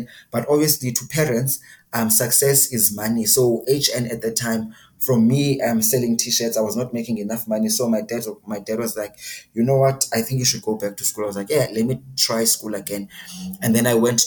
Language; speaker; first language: English; non-native, local second language; Xhosa